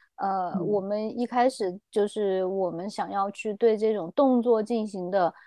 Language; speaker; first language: Chinese; native; Chinese